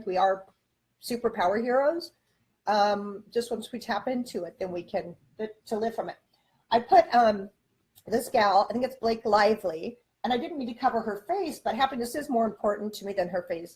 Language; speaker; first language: English; native; English